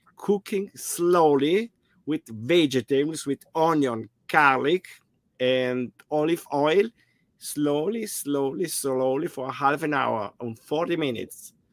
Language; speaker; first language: English; non-native, learner; German